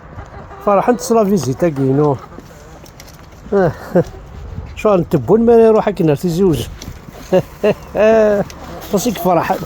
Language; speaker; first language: Arabic; native; Arabic